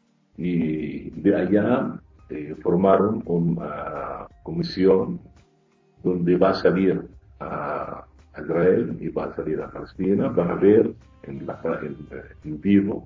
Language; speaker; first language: Spanish; non-native, fluent; Arabic